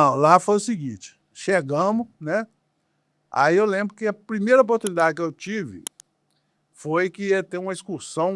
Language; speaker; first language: Portuguese; native; Portuguese